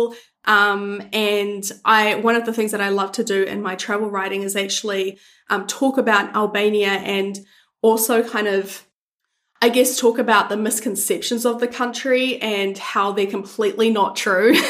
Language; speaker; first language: English; native; English